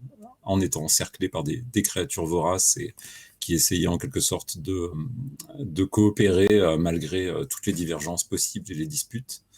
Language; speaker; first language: French; native; French